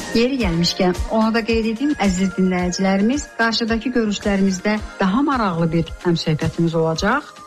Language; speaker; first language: Azerbaijani; native; Azerbaijani